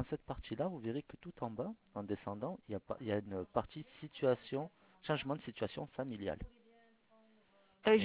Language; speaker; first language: French; native; French